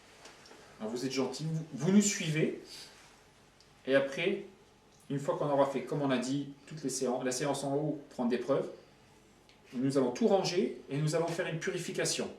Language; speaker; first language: French; native; French